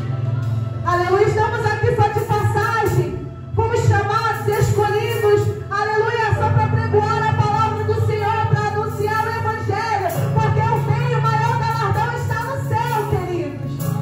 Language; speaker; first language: Portuguese; native; Portuguese